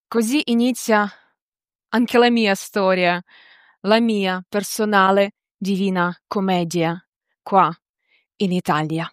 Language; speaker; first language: Italian; non-native, fluent; Ukrainian